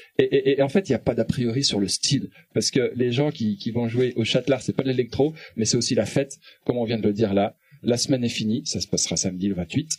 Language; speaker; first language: French; native; French